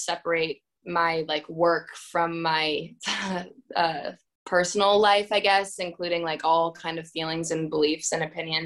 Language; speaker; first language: English; native; English